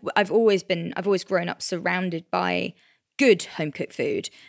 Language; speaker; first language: English; native; English